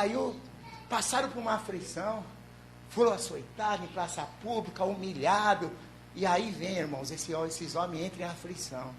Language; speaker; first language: Portuguese; native; Portuguese